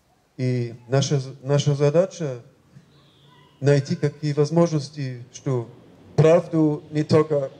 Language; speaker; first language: Russian; non-native, fluent; German